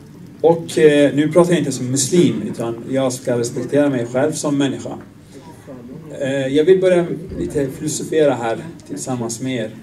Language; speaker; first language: Swedish; non-native, fluent; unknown